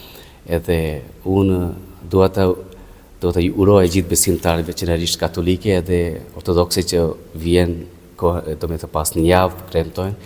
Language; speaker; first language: Albanian; non-native, fluent; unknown